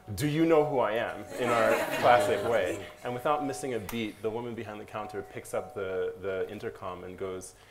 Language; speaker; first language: English; native; English